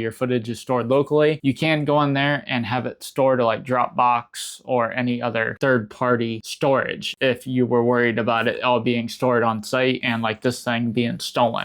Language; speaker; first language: English; native; English